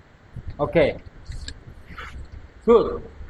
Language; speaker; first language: English; non-native, learner; Indonesian